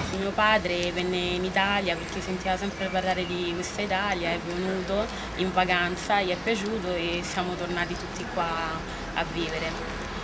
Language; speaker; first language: Italian; early bilingual, other home language; French